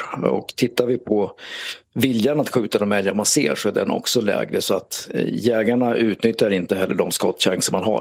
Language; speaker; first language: Swedish; native; Swedish